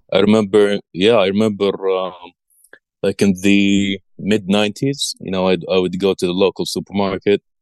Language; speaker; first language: English; early bilingual, other home language; Arabic